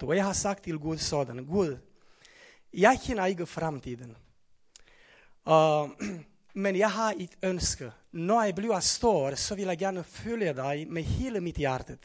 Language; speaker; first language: Norwegian; non-native, fluent; Romanian